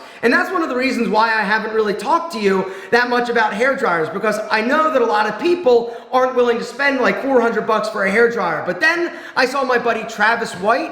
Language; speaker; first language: English; native; English